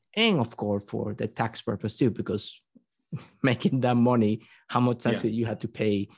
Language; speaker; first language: English; non-native, fluent; Spanish